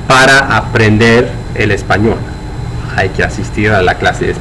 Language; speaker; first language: Spanish; non-native, fluent; English